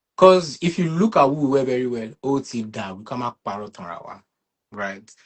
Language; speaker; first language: English; non-native, local second language; Yoruba